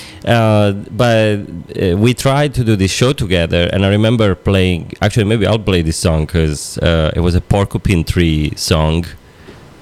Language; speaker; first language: English; non-native, fluent; Italian